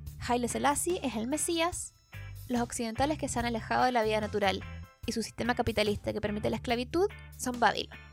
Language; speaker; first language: Spanish; native; Spanish